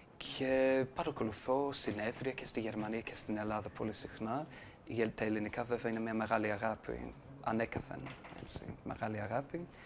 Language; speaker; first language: Greek; non-native, fluent; English